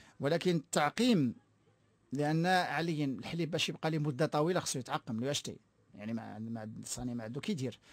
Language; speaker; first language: Arabic; native; Arabic